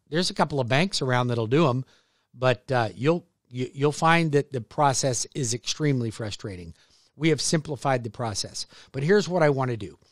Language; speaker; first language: English; native; English